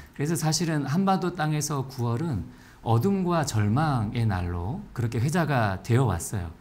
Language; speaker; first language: Korean; native; Korean